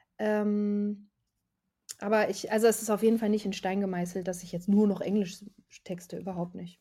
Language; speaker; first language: German; native; German